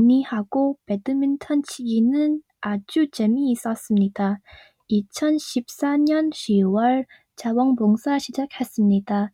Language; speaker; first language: Korean; non-native, learner; Vietnamese